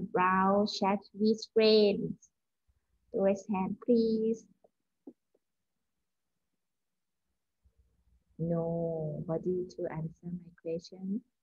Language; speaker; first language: English; non-native, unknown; Thai